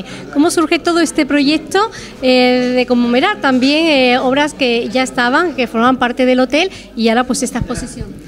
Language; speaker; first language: Spanish; native; Spanish